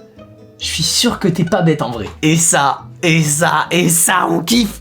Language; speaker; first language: French; native; French